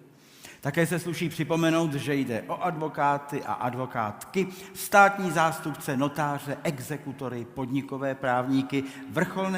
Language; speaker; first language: Czech; native; Czech